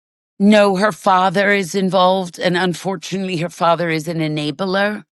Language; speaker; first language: English; native; English